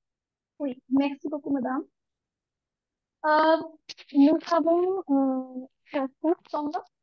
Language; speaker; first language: French; non-native, learner; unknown